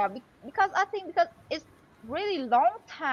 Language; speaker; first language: English; non-native, learner; Vietnamese